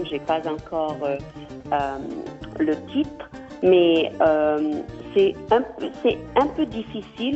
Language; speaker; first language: French; non-native, fluent; Kabuverdianu